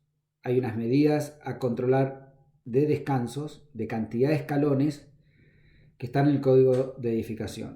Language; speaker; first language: Spanish; native; Spanish